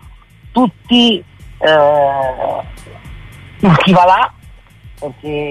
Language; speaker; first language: Italian; native; Italian